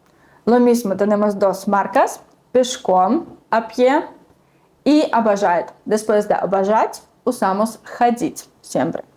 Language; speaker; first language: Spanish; non-native, fluent; Russian